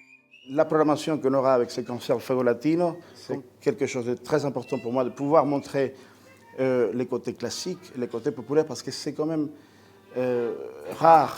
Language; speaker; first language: French; non-native, fluent; Spanish